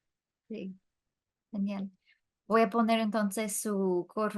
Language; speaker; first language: Spanish; non-native, fluent; English